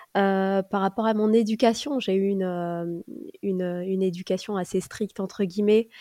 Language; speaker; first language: French; native; French